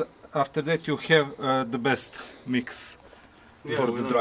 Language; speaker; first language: English; non-native, learner; Serbian